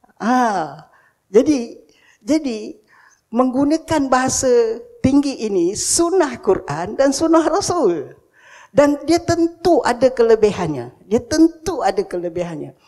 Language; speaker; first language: Malay; native; Malay